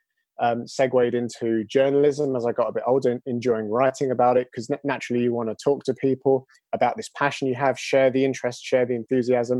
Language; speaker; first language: English; native; English